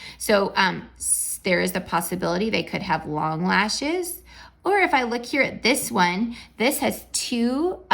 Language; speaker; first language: English; native; English